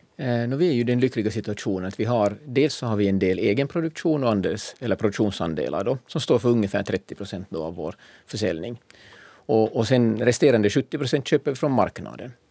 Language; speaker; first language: Swedish; native; Swedish